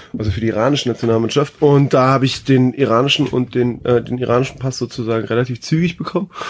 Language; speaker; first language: German; early bilingual, other home language; Persian